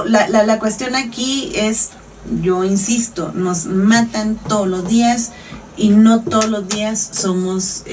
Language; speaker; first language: Spanish; native; Spanish